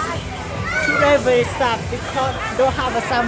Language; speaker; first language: English; non-native, learner; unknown